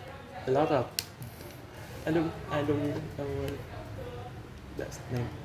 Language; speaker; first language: English; non-native, learner; Vietnamese